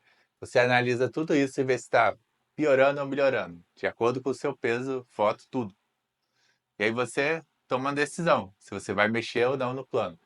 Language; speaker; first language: Portuguese; native; Portuguese